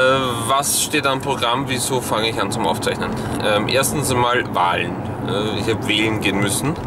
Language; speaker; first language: German; native; German